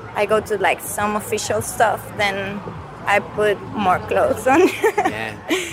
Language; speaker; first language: English; non-native, fluent; Spanish